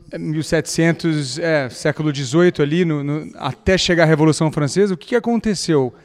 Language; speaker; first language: Portuguese; native; Portuguese